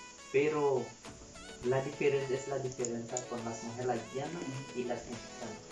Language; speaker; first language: Spanish; non-native, learner; Haitian Creole